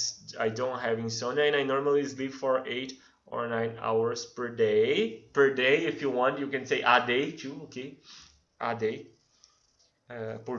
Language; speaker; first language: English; non-native, fluent; Portuguese